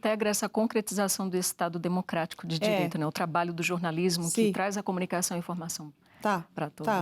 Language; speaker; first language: Portuguese; native; Portuguese